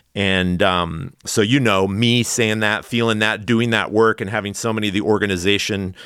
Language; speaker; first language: English; native; English